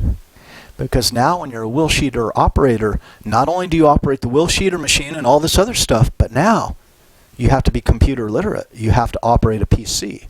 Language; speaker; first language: English; native; English